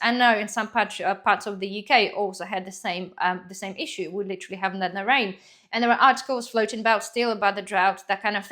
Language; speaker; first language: English; non-native, fluent; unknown